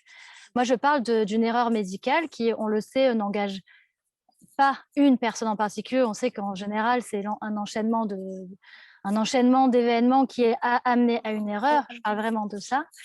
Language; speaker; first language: French; native; French